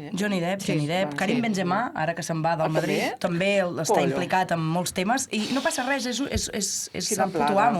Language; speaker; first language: Catalan; native; Catalan